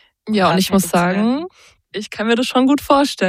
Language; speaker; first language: German; native; German